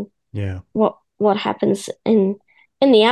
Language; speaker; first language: English; native; English